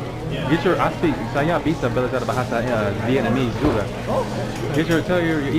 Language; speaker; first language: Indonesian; non-native, learner; English